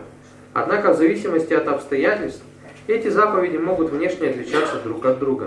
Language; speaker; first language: Russian; native; Russian